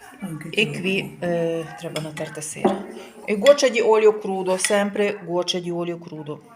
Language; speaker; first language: Italian; non-native, learner; Ukrainian